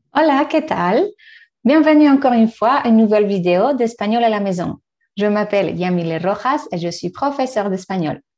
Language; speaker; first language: French; non-native, fluent; Spanish